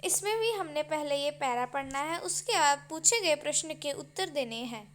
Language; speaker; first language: Hindi; non-native, local second language; Punjabi